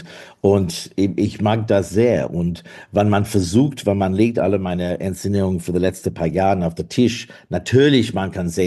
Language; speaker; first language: German; non-native, fluent; English